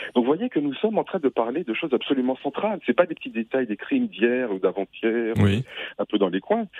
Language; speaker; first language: French; native; French